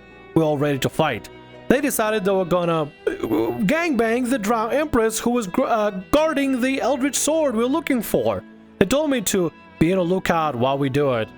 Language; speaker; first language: English; native; English